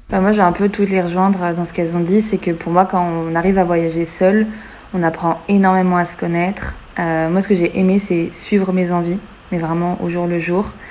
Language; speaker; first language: French; native; French